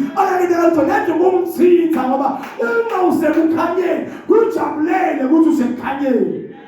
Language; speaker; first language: Zulu; non-native, local second language; Swati